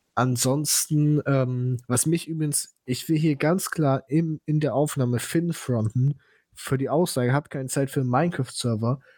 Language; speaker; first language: German; non-native, fluent; Polish